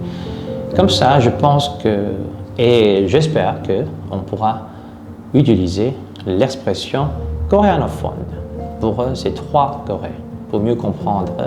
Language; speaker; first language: French; non-native, fluent; Korean